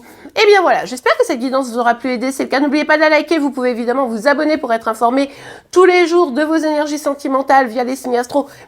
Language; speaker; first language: French; native; French